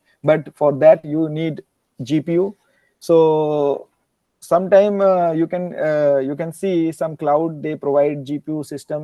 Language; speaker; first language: English; non-native, learner; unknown